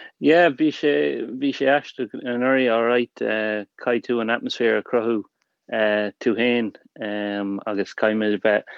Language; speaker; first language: Irish; non-native, local second language; English